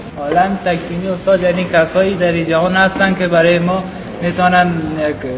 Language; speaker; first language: Persian; native; Persian